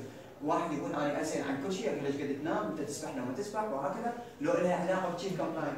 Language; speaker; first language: Arabic; native; Arabic